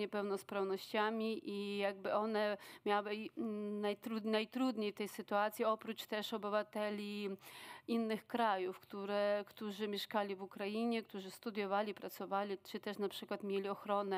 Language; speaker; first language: Polish; non-native, fluent; Ukrainian